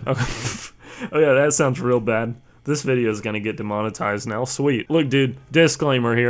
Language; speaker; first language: English; native; English